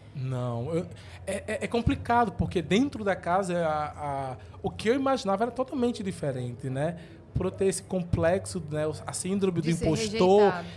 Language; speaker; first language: Portuguese; native; Portuguese